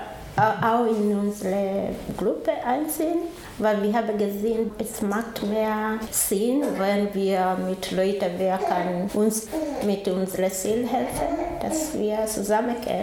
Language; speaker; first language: German; non-native, learner; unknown